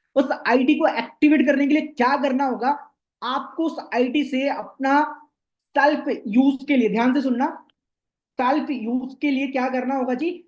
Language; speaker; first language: Hindi; non-native, local second language; Bangla